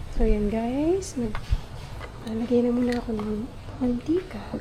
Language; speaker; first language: Filipino; native; Filipino